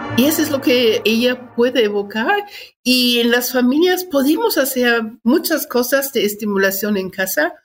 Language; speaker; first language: Spanish; non-native, fluent; German